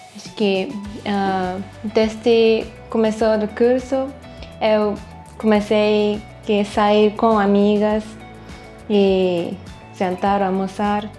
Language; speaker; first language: Portuguese; non-native, learner; Japanese